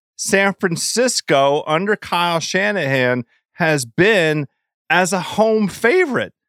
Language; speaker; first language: English; native; English